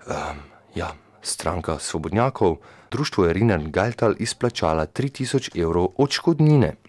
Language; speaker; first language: Slovenian; native; Slovenian